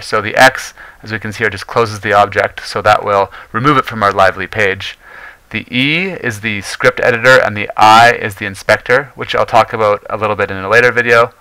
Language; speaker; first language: English; native; English